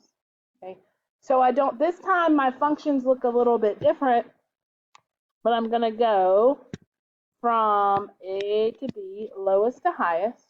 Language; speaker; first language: English; native; English